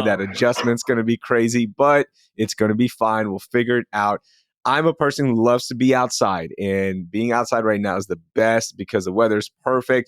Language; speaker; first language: English; native; English